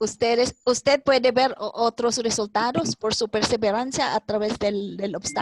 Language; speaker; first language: Spanish; non-native, fluent; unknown